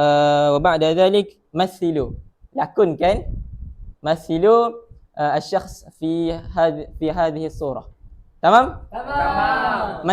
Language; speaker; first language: Arabic; non-native, learner; Malay